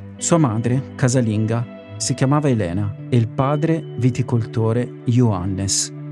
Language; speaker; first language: Italian; native; Italian